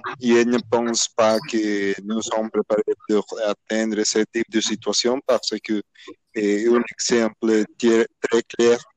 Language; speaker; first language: French; non-native, learner; Spanish